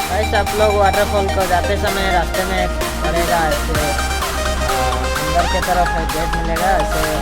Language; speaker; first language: Hindi; native; Hindi